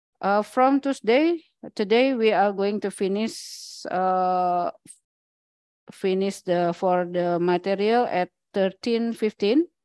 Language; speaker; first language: English; non-native, learner; Indonesian